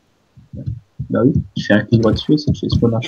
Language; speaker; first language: French; native; French